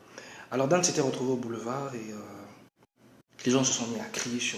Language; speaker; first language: French; non-native, local second language; Lingala